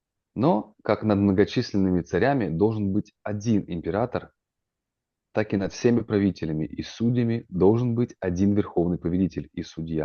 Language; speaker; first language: Russian; native; Russian